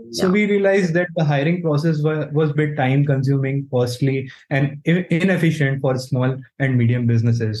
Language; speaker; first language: English; non-native, local second language; Hindi